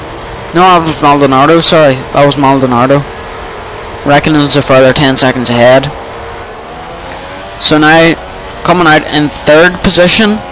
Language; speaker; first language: English; native; English